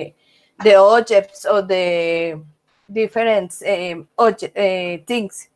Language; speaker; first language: English; non-native, learner; Spanish